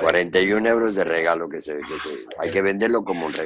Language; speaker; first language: Spanish; native; Spanish